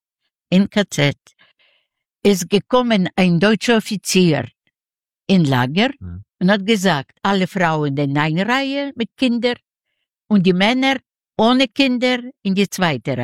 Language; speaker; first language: German; non-native, learner; Yiddish